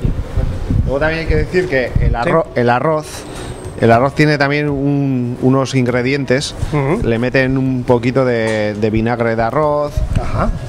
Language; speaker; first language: Spanish; native; Spanish